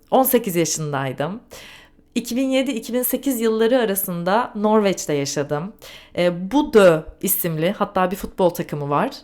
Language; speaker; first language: Turkish; native; Turkish